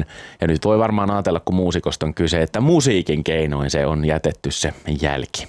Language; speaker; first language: Finnish; native; Finnish